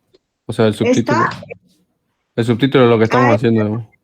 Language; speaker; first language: Spanish; native; Spanish